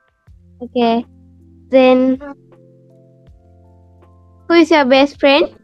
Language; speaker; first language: English; non-native, learner; Sinhala